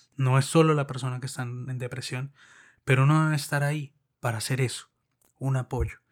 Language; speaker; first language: Spanish; native; Spanish